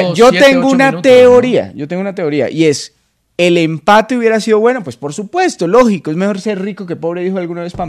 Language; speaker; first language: Spanish; native; Spanish